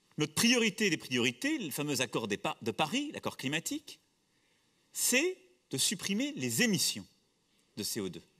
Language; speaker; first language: French; native; French